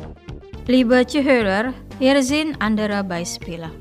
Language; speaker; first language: German; non-native, fluent; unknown